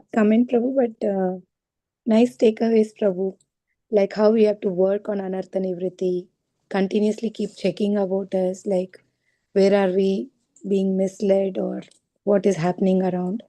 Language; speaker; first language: English; non-native, fluent; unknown